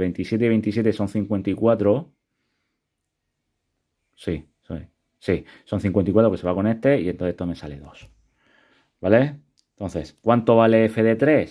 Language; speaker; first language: Spanish; native; Spanish